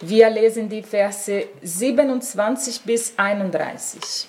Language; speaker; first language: German; non-native, fluent; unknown